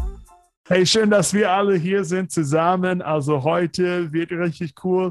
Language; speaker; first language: German; non-native, fluent; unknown